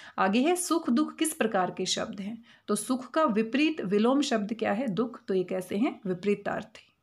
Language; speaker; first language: Hindi; native; Hindi